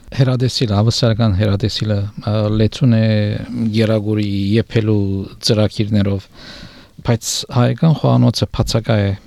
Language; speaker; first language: Armenian; native; Armenian